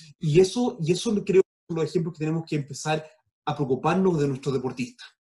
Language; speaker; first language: Spanish; early bilingual, heritage; Spanish